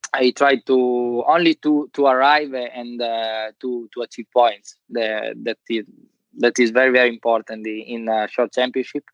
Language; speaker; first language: English; non-native, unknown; Italian